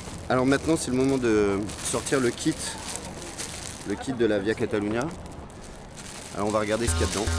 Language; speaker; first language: French; native; French